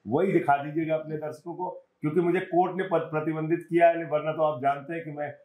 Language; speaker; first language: Hindi; native; Hindi